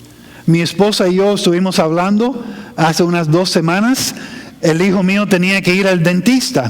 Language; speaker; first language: Spanish; non-native, fluent; English